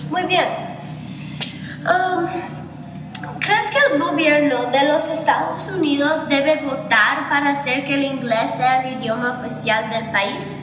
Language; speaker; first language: Spanish; non-native, learner; English